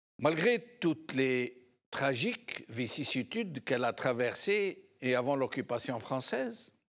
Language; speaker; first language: French; non-native, local second language; Arabic